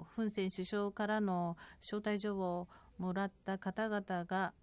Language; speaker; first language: Japanese; non-native, fluent; Korean